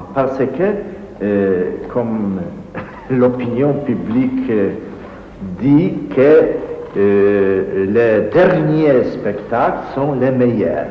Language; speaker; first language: French; non-native, fluent; Polish